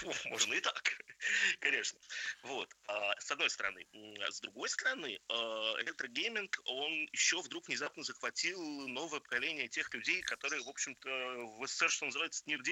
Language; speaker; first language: Russian; native; Russian